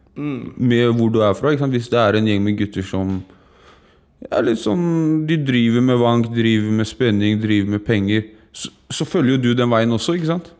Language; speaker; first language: Norwegian; early bilingual, other home language; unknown